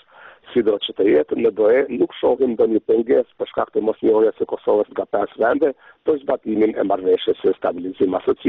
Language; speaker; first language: Albanian; native; Albanian